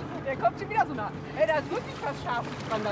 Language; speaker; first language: German; native; German